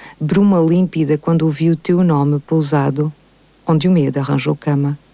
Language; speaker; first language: Portuguese; native; Portuguese